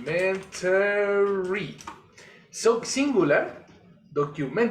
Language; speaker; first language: English; non-native, fluent; Spanish